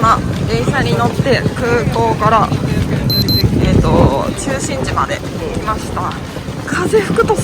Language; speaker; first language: Japanese; native; Japanese